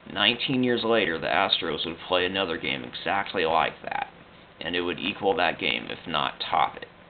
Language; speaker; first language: English; native; English